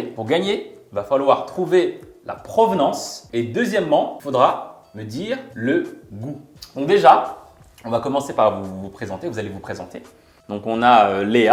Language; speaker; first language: French; native; French